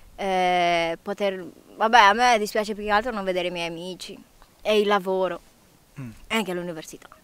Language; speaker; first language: Italian; non-native, fluent; Portuguese